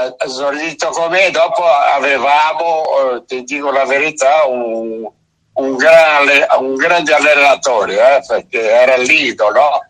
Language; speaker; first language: Italian; non-native, fluent; Portuguese